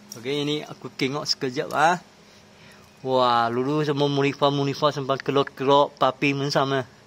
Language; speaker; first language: Malay; non-native, local second language; Chinese